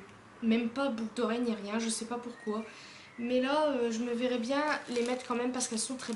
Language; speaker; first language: French; native; French